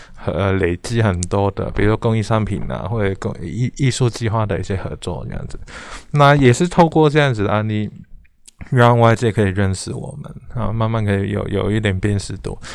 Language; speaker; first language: Chinese; non-native, fluent; Cantonese